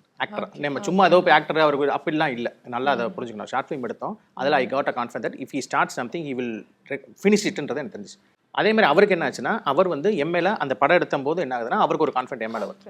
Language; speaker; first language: Tamil; native; Tamil